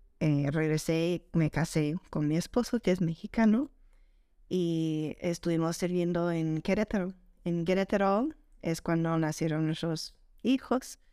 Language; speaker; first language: Spanish; non-native, fluent; English